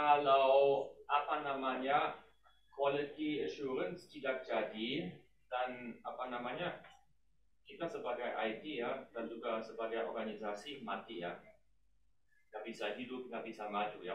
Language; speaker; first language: Indonesian; non-native, fluent; German